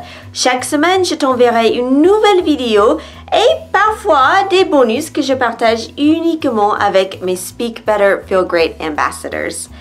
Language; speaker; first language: French; non-native, fluent; English